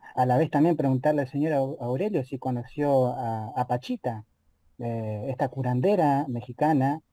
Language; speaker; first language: Spanish; native; Spanish